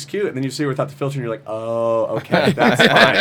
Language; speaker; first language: English; native; English